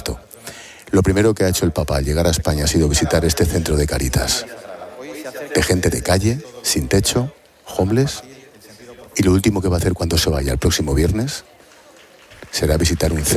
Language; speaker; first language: Spanish; native; Spanish